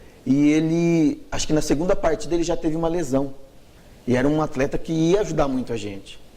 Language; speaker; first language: Portuguese; native; Portuguese